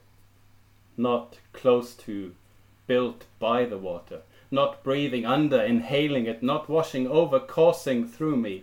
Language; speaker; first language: English; non-native, fluent; German